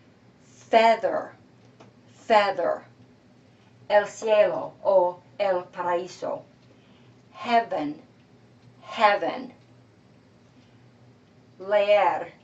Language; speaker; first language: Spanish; non-native, fluent; English